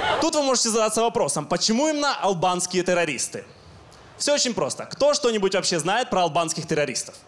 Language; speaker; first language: Russian; non-native, local second language; Ukrainian